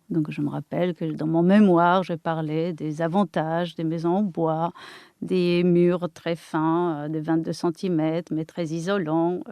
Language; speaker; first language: French; non-native, fluent; Polish